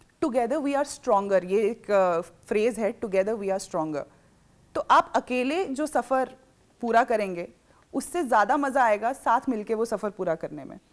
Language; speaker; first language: Hindi; native; Hindi